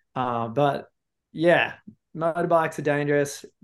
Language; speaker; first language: English; native; English